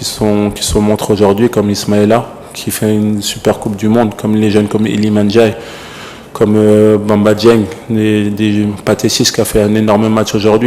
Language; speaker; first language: French; native; French